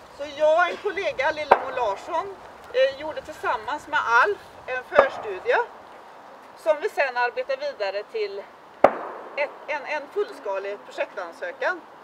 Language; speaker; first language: Swedish; native; Swedish